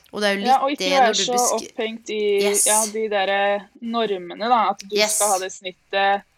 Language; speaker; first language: Norwegian; native; Norwegian